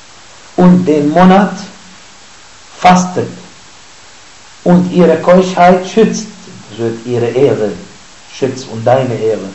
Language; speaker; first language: German; non-native, fluent; Arabic